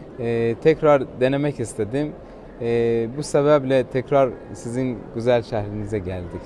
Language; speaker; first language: Turkish; non-native, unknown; Persian